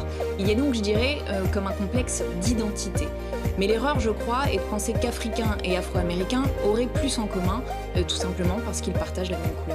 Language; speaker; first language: French; native; French